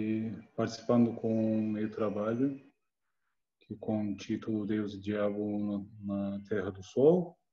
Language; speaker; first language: Portuguese; non-native, learner; Turkish